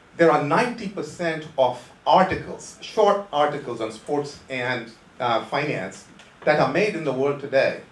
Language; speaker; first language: English; non-native, local second language; Konkani